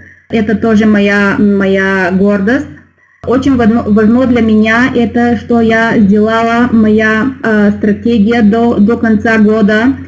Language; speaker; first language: Russian; non-native, learner; Bulgarian